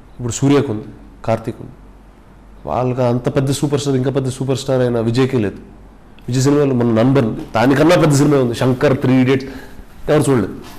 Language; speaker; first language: Telugu; native; Telugu